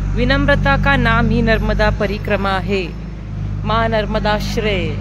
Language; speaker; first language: Hindi; non-native, local second language; Marathi